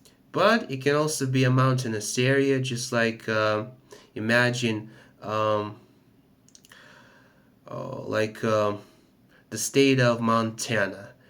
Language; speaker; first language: English; non-native, fluent; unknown